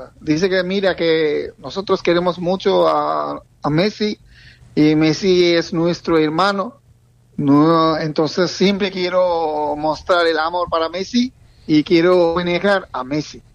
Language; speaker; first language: Spanish; non-native, learner; Bangla